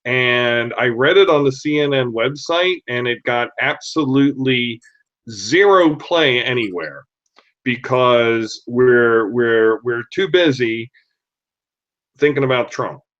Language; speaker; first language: English; native; English